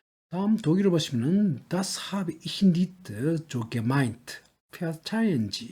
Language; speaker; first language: German; non-native, learner; Korean